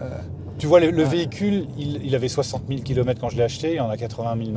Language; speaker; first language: French; native; French